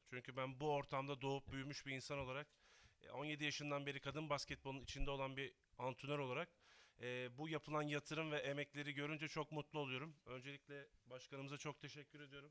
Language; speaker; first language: Turkish; native; Turkish